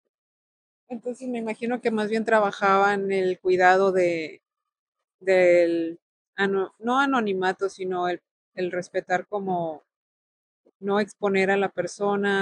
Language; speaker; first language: Spanish; native; Spanish